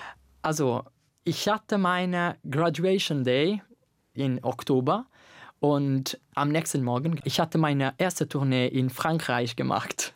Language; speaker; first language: German; non-native, learner; Italian